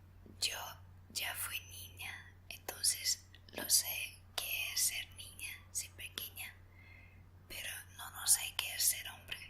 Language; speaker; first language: Spanish; non-native, fluent; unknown